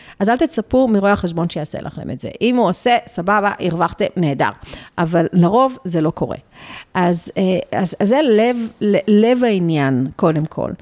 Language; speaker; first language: Hebrew; early bilingual, other home language; Spanish